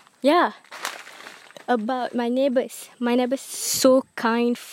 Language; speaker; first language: English; non-native, learner; Malay